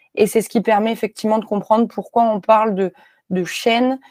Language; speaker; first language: French; native; French